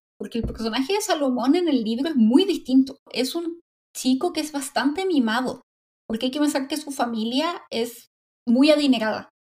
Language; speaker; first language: Spanish; native; Spanish